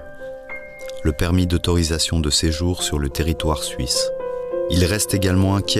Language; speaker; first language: French; native; French